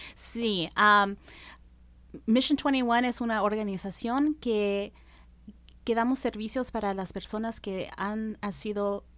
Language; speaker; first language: English; early bilingual, other home language; Spanish